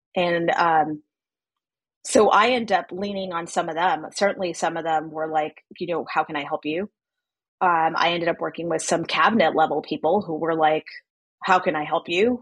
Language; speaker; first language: English; native; English